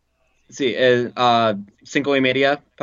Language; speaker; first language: Spanish; non-native, learner; English